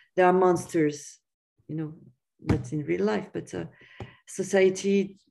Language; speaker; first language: English; non-native, fluent; French